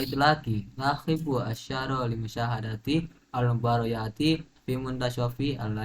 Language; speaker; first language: Arabic; non-native, learner; Indonesian